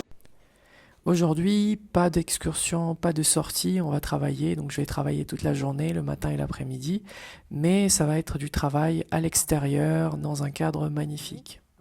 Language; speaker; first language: French; native; French